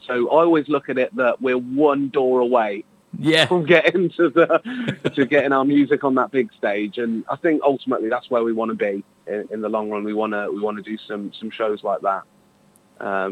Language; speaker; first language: English; native; English